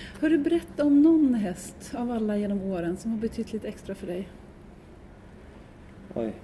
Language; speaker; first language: Swedish; native; Swedish